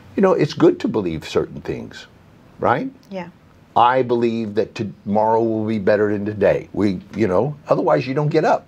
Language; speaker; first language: English; native; English